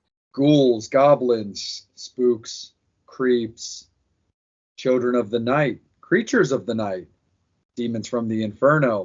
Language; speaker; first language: English; native; English